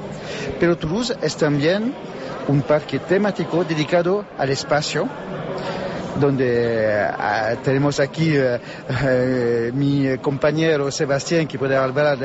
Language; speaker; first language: Spanish; non-native, learner; French